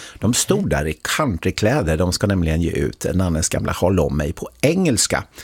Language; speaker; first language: Swedish; native; Swedish